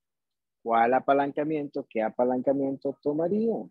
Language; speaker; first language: Spanish; native; Spanish